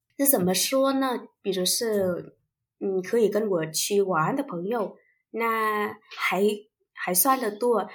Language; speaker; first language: Chinese; non-native, fluent; Vietnamese